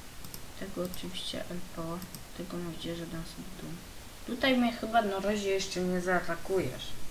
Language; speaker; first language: Polish; native; Polish